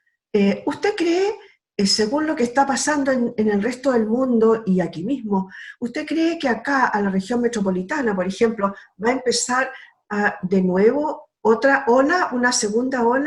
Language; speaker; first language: Spanish; native; Spanish